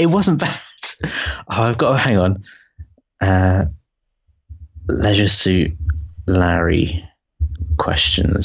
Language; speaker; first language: English; native; English